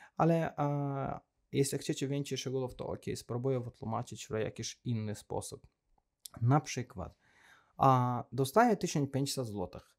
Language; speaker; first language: Polish; non-native, learner; Azerbaijani